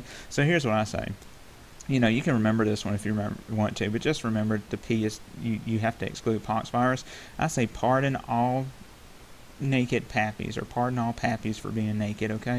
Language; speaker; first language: English; native; English